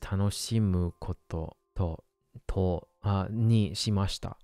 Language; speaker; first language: Japanese; non-native, learner; English